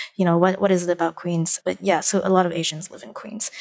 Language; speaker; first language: English; non-native, local second language; Chinese